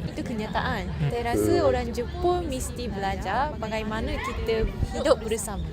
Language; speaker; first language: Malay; non-native, fluent; Japanese